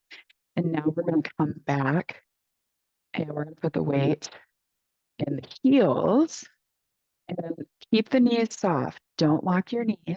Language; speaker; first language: English; native; English